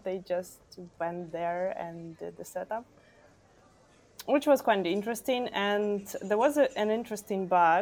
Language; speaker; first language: English; non-native, fluent; Ukrainian